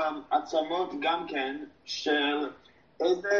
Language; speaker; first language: Hebrew; non-native, fluent; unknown